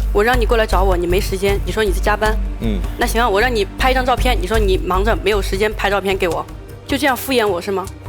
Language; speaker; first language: Chinese; native; Chinese